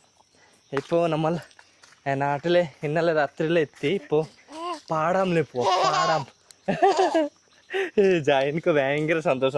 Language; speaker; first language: Malayalam; non-native, learner; Bangla